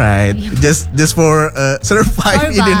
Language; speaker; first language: English; non-native, fluent; Indonesian